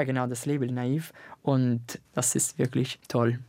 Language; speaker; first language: German; non-native, learner; Italian